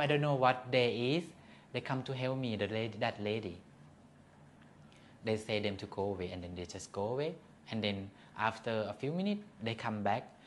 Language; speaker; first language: English; non-native, learner; Thai